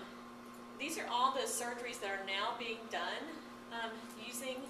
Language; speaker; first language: English; native; English